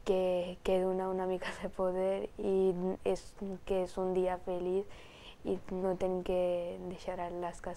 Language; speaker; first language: Catalan; early bilingual, other home language; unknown